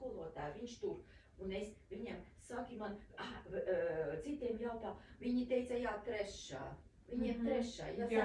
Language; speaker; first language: Latvian; non-native, local second language; Russian